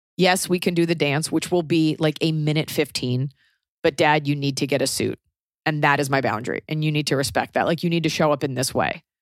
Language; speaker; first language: English; native; English